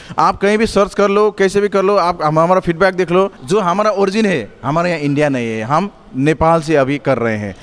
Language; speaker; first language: Hindi; non-native, fluent; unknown